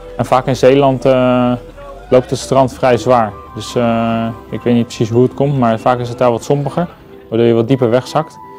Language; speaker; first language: Dutch; native; Dutch